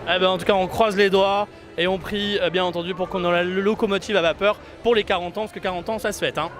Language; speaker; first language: French; native; French